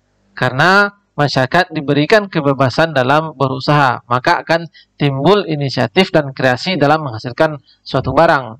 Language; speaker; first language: Indonesian; native; Indonesian